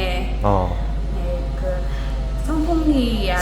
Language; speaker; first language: Korean; non-native, learner; Burmese